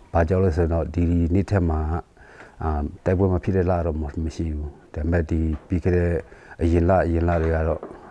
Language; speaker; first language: Burmese; non-native, local second language; Shwe Palaung